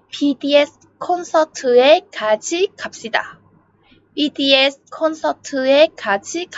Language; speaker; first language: Korean; non-native, fluent; Vietnamese